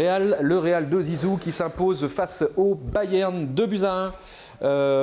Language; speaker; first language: French; native; French